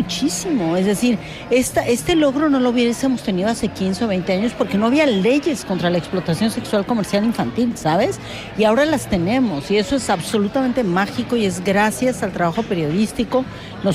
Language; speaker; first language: Spanish; native; Spanish